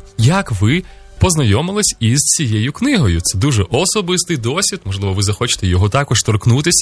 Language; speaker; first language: Ukrainian; native; Ukrainian